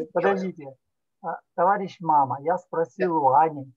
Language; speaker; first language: Russian; native; Russian